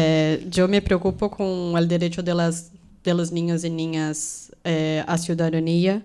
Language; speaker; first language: Spanish; non-native, fluent; Portuguese